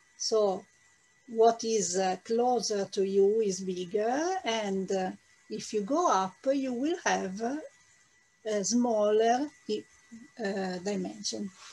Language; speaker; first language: English; non-native, fluent; Italian